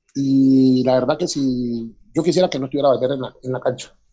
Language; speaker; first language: Spanish; native; Spanish